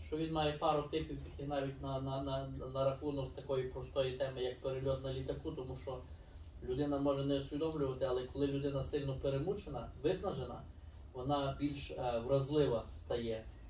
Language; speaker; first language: Ukrainian; native; Ukrainian